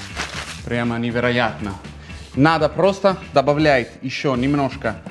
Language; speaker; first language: Russian; non-native, fluent; Italian